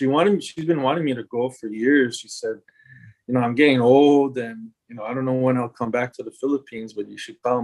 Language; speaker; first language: English; native; English